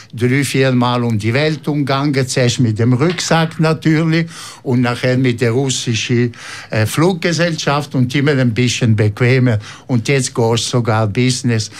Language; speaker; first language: German; non-native, local second language; Italian